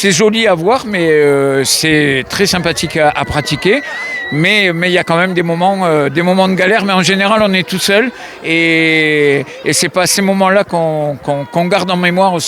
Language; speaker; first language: French; native; French